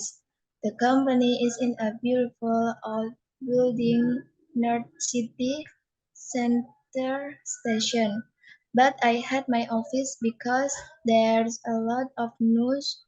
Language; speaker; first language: English; non-native, learner; Indonesian